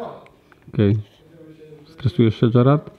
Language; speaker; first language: Polish; native; Polish